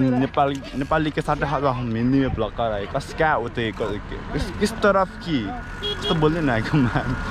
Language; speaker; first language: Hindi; non-native, learner; Nepali